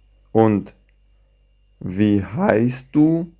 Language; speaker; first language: German; non-native, fluent; Central Kurdish